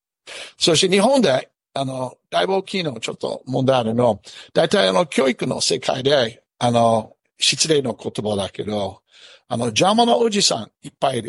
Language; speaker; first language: Japanese; non-native, fluent; English